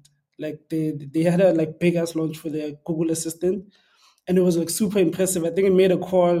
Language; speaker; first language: English; non-native, local second language; Xhosa